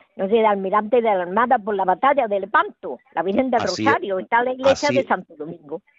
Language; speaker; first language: Spanish; native; Spanish